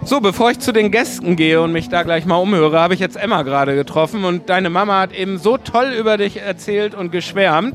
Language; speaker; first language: German; native; German